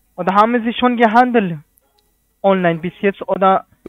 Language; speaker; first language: German; non-native, learner; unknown